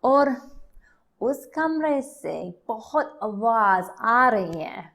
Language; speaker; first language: Hindi; non-native, learner; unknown